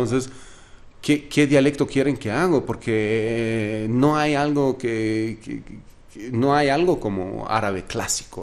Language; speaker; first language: Spanish; non-native, fluent; Arabic